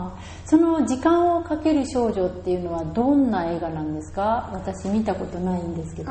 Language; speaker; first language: Japanese; native; Japanese